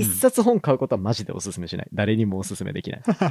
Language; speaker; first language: Japanese; native; Japanese